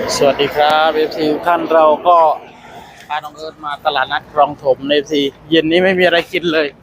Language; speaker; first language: Thai; native; Thai